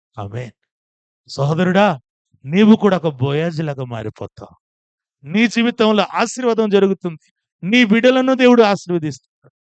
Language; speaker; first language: Telugu; non-native, fluent; Odia